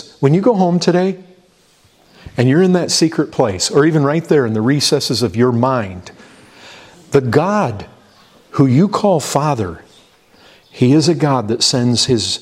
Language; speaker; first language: English; native; English